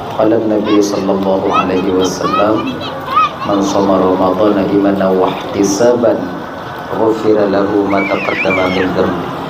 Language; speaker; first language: Malay; non-native, local second language; Achinese